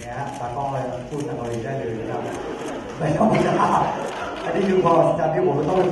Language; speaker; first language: Thai; native; Thai